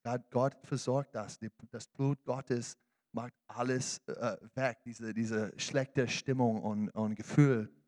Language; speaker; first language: German; non-native, learner; English